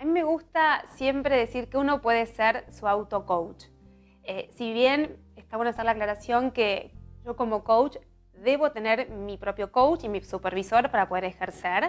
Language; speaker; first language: Spanish; native; Spanish